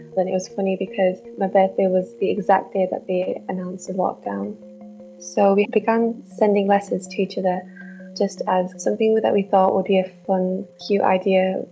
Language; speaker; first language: English; native; English